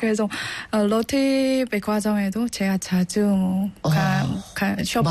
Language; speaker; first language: Korean; non-native, learner; Burmese